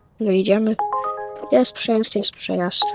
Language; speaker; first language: Polish; native; Polish